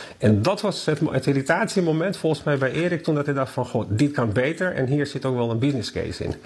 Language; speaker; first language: Dutch; non-native, fluent; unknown